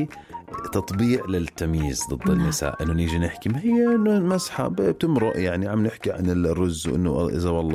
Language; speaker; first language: Arabic; native; Arabic